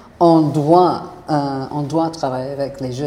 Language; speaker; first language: French; non-native, fluent; English